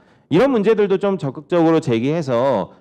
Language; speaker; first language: Korean; native; Korean